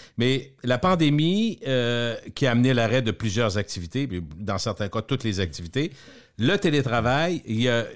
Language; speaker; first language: French; native; French